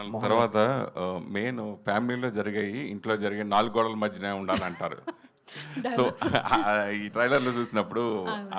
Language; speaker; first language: Telugu; native; Telugu